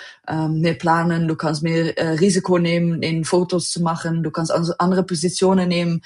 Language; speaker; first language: German; non-native, fluent; Dutch